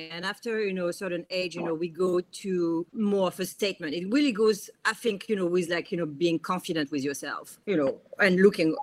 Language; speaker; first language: English; non-native, fluent; French